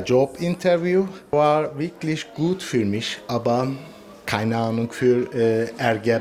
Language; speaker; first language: German; non-native, learner; Turkish